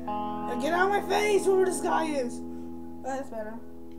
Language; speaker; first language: English; native; English